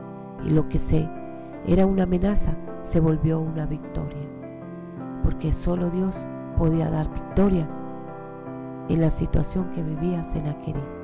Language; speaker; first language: Spanish; native; Spanish